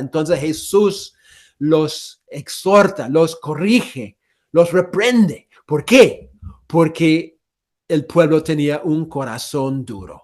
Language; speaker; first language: Spanish; non-native, fluent; English